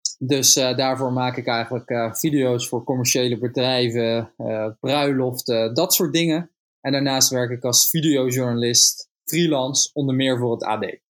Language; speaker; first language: Dutch; native; Dutch